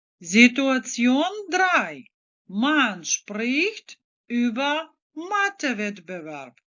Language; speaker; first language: German; non-native, fluent; Ukrainian